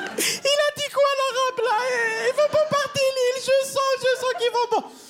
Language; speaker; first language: French; non-native, local second language; Kabyle